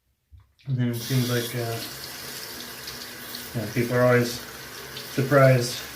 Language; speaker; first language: English; native; English